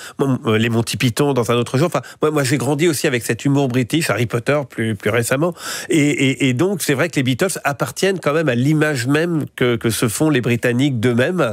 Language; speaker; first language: French; native; French